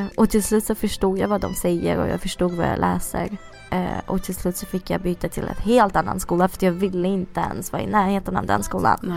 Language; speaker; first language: Swedish; early bilingual, other home language; Russian